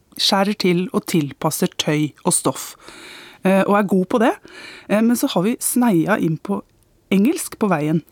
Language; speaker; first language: Norwegian; native; Norwegian